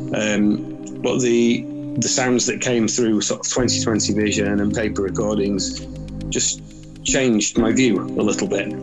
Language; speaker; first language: English; native; English